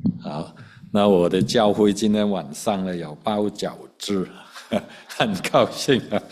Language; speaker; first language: Chinese; non-native, local second language; Cantonese